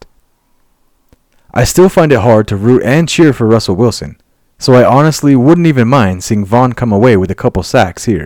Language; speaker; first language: English; native; English